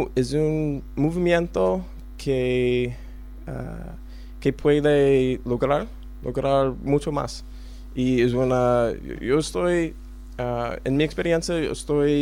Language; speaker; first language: Spanish; non-native, learner; English